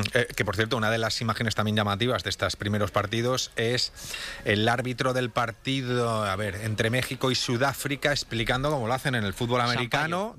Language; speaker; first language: Spanish; native; Spanish